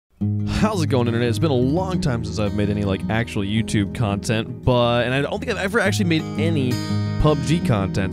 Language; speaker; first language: English; native; English